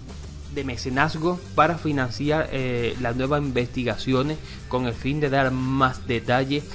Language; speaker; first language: Spanish; native; Spanish